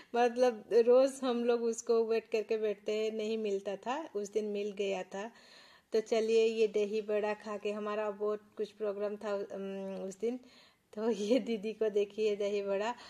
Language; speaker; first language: Hindi; non-native, local second language; Odia